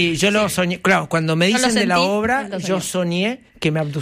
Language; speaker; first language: Spanish; native; Spanish